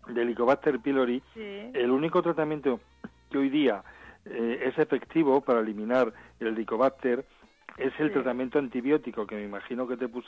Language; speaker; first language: Spanish; native; Spanish